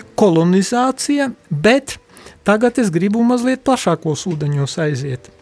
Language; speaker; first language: Latvian; non-native, local second language; Polish